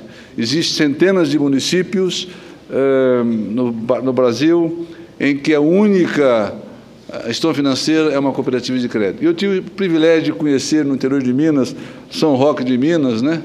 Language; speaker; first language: Portuguese; native; Portuguese